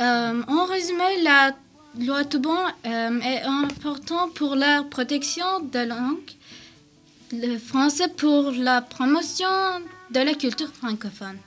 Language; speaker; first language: French; non-native, learner; Turkish